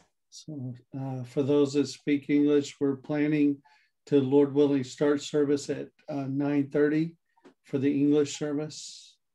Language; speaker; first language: English; native; English